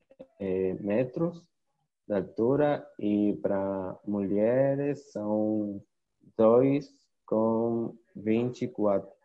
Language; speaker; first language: Portuguese; non-native, learner; Spanish